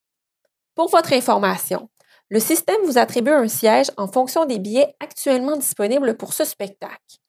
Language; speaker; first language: French; native; French